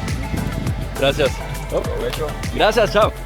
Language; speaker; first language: Spanish; non-native, learner; French